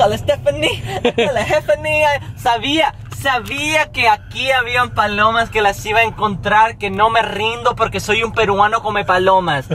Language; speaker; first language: Spanish; non-native, fluent; English